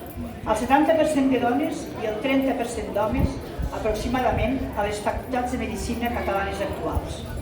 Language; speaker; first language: Catalan; native; Catalan